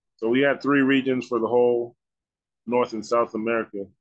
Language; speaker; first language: English; native; English